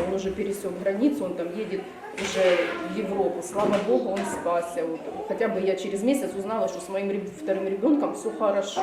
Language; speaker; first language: Russian; native; Russian